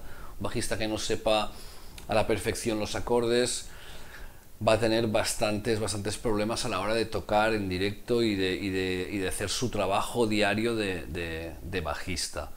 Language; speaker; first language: Spanish; native; Spanish